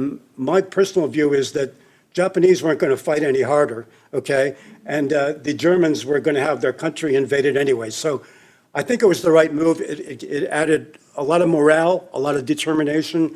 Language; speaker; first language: English; native; English